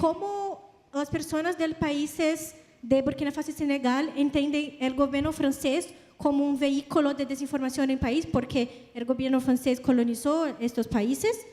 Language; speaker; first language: Spanish; non-native, learner; Portuguese